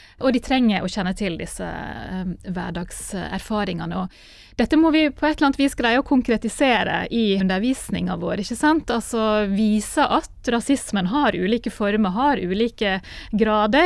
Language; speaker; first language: Norwegian; native; Norwegian